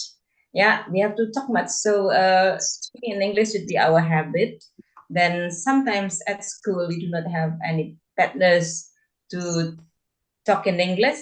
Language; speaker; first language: English; non-native, fluent; Indonesian